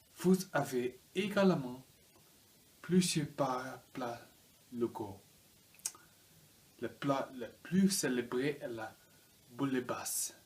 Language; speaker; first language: French; non-native, learner; Dutch